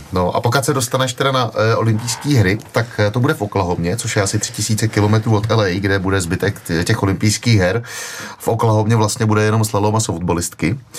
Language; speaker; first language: Czech; native; Czech